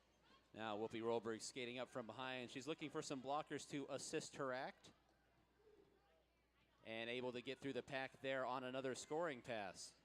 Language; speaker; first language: English; native; English